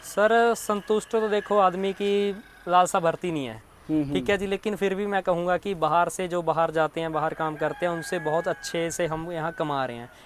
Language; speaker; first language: Hindi; native; Hindi